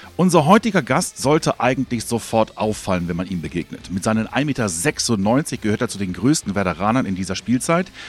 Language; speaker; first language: German; native; German